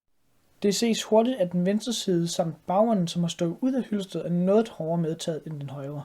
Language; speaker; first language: Danish; native; Danish